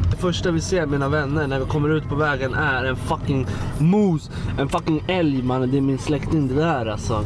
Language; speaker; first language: Swedish; native; Swedish